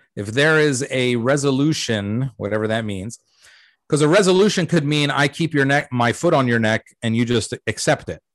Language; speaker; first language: English; early bilingual, other home language; Arabic